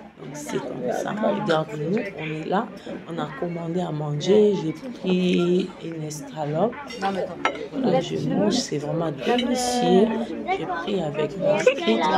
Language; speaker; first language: French; non-native, local second language; Lingala